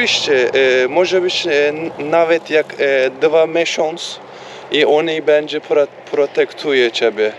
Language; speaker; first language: Polish; non-native, learner; Turkish